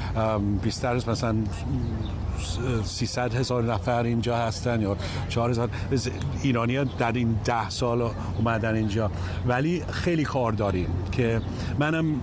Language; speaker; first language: Persian; early bilingual, heritage; English